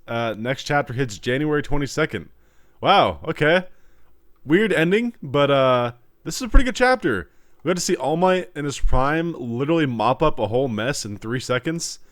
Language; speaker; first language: English; native; English